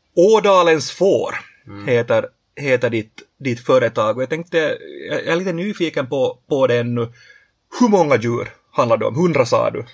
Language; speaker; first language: Swedish; native; Swedish